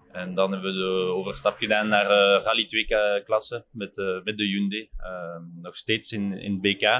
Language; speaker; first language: Dutch; non-native, fluent; Luxembourgish